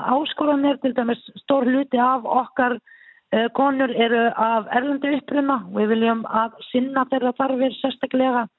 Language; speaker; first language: Icelandic; non-native, fluent; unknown